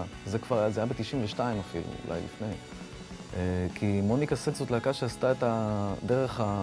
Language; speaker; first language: Hebrew; native; Hebrew